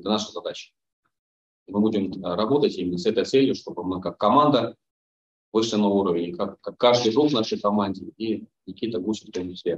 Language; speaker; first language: Russian; native; Russian